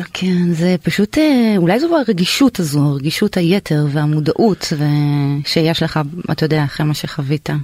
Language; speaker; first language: Hebrew; native; Hebrew